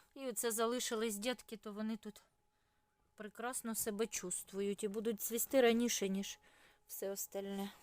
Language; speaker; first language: Ukrainian; native; Ukrainian